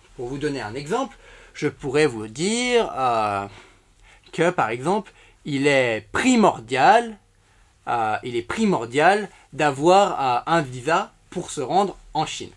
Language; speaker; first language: French; native; French